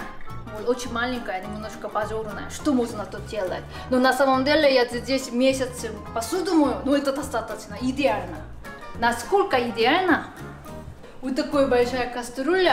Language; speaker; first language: Russian; non-native, fluent; Korean